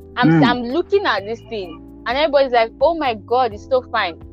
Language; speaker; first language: English; non-native, local second language; Yoruba